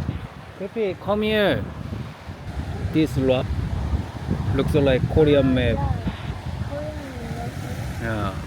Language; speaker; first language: English; non-native, learner; Korean